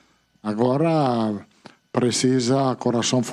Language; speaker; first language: Portuguese; non-native, learner; Italian